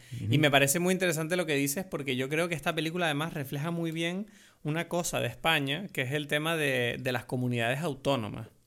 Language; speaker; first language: Spanish; native; Spanish